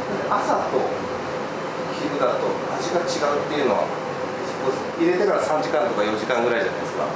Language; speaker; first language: Japanese; native; Japanese